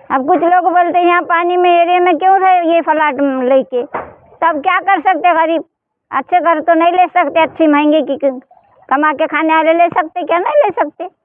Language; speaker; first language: Hindi; non-native, local second language; Urdu